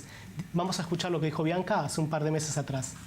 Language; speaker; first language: Spanish; native; Spanish